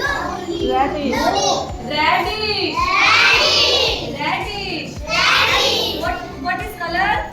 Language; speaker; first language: English; non-native, local second language; Hindi